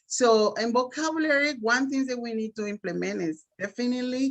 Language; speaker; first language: English; non-native, learner; Spanish